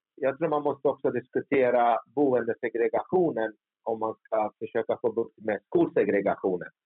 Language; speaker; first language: Swedish; early bilingual, other home language; Turoyo